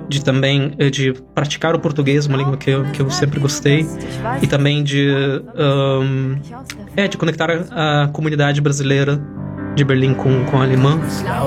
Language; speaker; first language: Portuguese; non-native, fluent; Russian